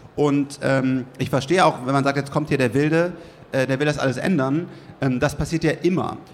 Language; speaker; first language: German; native; German